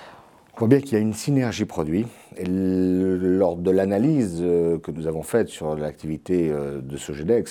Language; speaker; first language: French; native; French